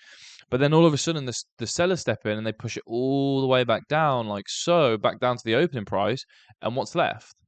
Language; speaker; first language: English; native; English